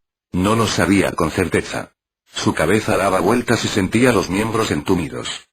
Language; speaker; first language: Spanish; native; Spanish